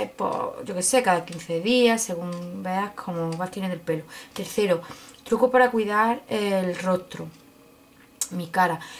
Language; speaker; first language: Spanish; native; Spanish